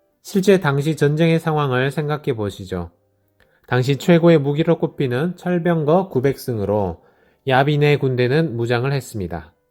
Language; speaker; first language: Korean; native; Korean